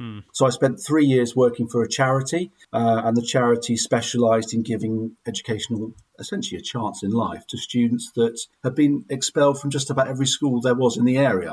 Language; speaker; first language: English; native; English